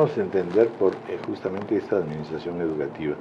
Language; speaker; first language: Spanish; native; Spanish